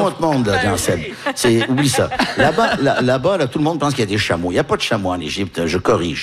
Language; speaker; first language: French; early bilingual, heritage; French